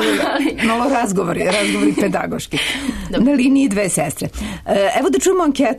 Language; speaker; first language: Serbian; native; Serbian